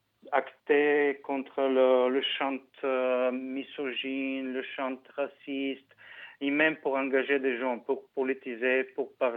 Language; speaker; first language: French; non-native, fluent; Bulgarian